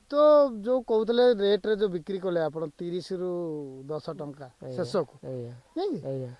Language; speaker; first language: Odia; native; Odia